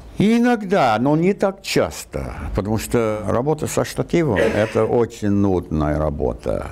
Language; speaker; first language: Russian; non-native, fluent; English